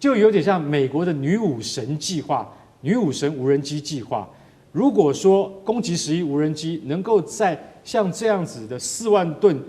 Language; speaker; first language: Chinese; native; Chinese